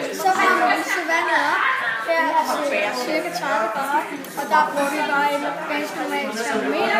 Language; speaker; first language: Danish; native; Danish